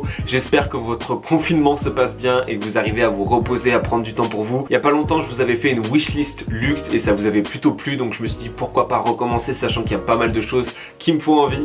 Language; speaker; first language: French; native; French